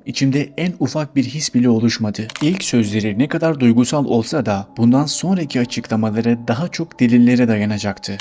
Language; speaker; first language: Turkish; native; Turkish